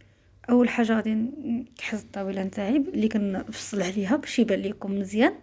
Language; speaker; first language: Arabic; native; Arabic